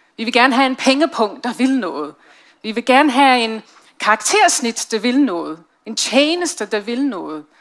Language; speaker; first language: Danish; non-native, fluent; English